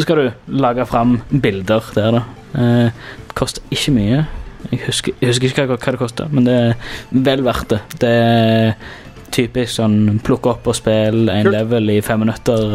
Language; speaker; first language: Norwegian; native; Norwegian